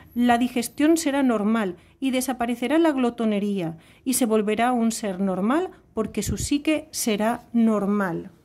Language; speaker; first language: Spanish; native; Spanish